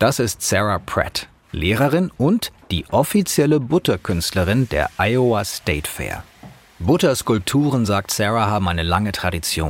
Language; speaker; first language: German; native; German